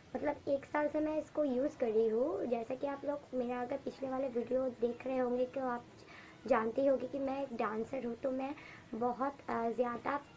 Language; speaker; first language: Hindi; non-native, local second language; Bangla